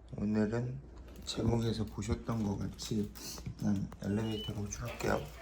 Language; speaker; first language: Korean; native; Korean